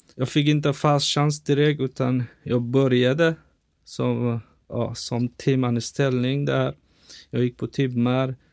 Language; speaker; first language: Swedish; non-native, fluent; Persian